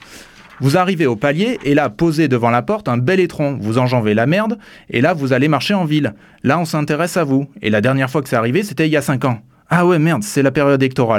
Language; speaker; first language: French; native; French